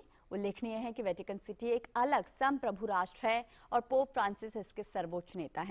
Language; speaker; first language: Hindi; native; Hindi